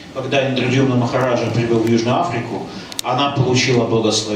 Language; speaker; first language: Russian; native; Russian